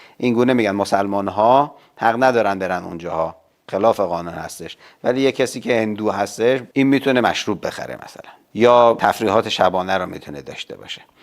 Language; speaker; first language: Persian; native; Persian